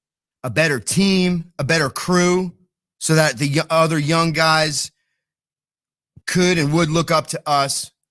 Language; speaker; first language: English; native; English